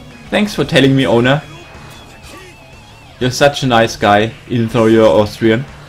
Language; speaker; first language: English; non-native, fluent; German